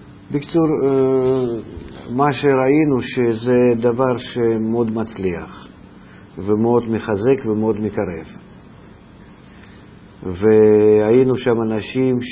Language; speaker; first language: Hebrew; non-native, fluent; Russian